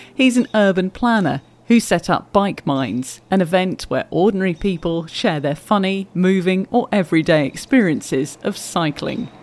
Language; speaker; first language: English; native; English